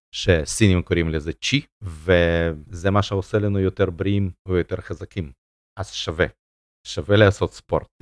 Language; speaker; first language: Hebrew; non-native, fluent; Russian